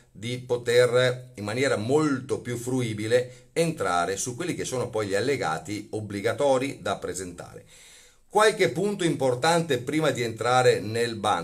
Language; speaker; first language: Italian; native; Italian